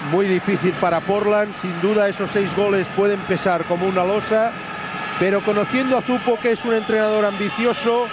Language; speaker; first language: Spanish; native; Spanish